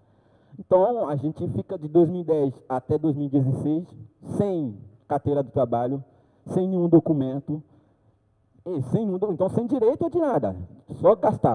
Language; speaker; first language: Portuguese; non-native, learner; Haitian Creole